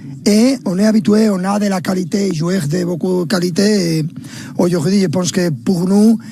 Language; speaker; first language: French; non-native, learner; Spanish